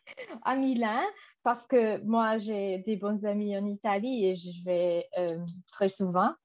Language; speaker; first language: French; non-native, fluent; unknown